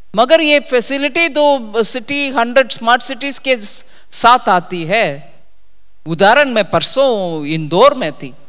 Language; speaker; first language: Hindi; non-native, local second language; Tamil